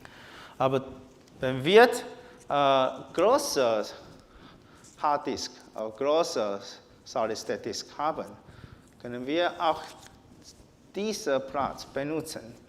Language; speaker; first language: German; non-native, learner; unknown